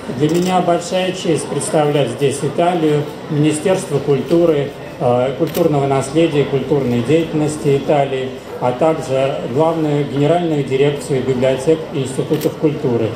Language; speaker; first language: Russian; native; Russian